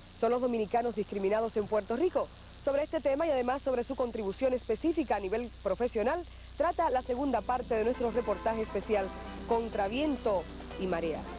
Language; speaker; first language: Spanish; native; Spanish